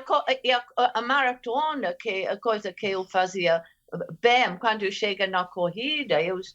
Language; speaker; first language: Portuguese; non-native, fluent; English